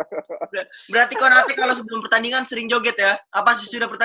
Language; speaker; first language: Indonesian; native; Indonesian